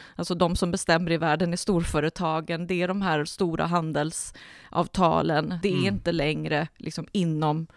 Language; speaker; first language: Swedish; early bilingual, other home language; Spanish